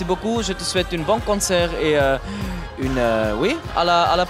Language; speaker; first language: French; non-native, learner; German